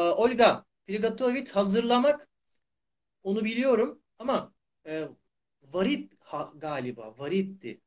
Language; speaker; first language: Turkish; native; Turkish